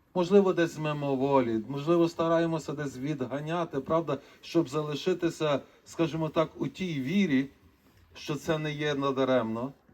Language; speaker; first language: Ukrainian; native; Ukrainian